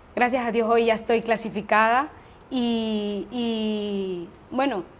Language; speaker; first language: Spanish; native; Spanish